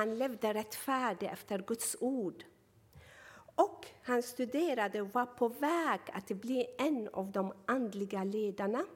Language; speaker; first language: Swedish; non-native, fluent; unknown